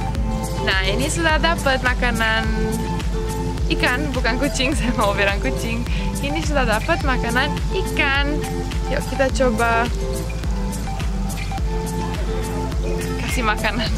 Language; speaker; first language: Indonesian; non-native, fluent; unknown